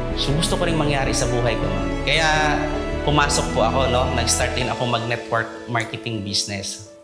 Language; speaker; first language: Filipino; native; Filipino